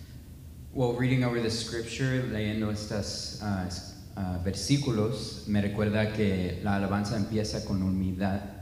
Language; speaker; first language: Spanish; non-native, fluent; English